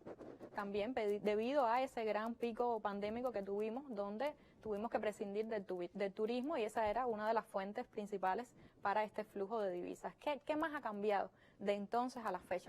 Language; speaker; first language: Spanish; native; Spanish